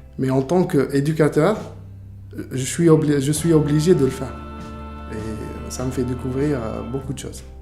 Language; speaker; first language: French; non-native, local second language; Arabic